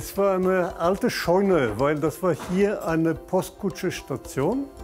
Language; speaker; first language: German; non-native, fluent; French